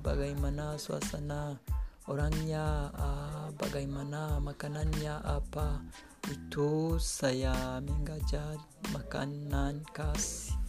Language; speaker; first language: Indonesian; non-native, learner; Kinyarwanda